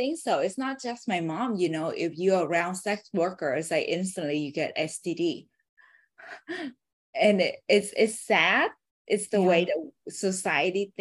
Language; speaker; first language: English; non-native, fluent; Vietnamese